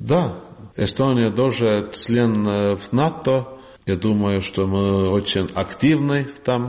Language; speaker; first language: Russian; non-native, learner; Estonian